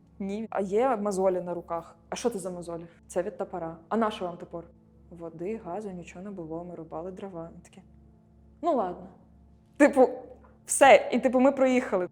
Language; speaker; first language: Ukrainian; non-native, local second language; Russian